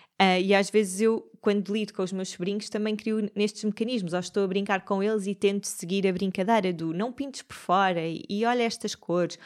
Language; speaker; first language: Portuguese; native; Portuguese